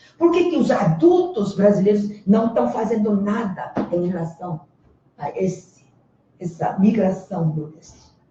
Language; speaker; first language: Portuguese; early bilingual, other home language; Korean